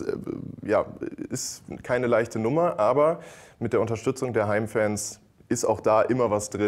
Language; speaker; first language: German; native; German